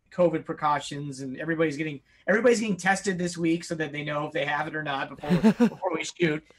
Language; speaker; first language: English; native; English